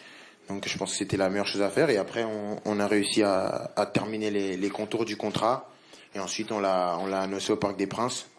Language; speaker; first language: French; native; French